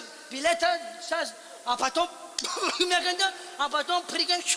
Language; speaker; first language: Russian; non-native, learner; Tajik